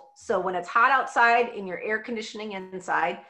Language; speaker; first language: English; native; English